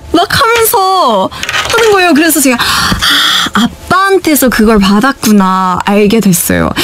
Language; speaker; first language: Korean; early bilingual, other home language; English